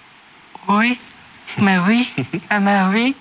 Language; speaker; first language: French; non-native, learner; Japanese